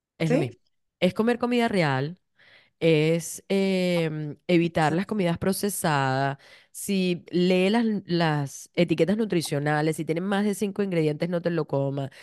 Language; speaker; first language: Spanish; native; Spanish